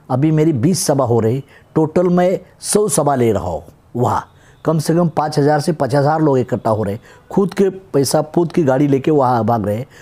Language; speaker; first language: Hindi; non-native, local second language; Marathi